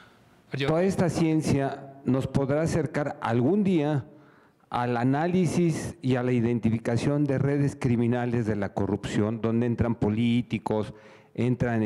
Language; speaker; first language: Spanish; native; Spanish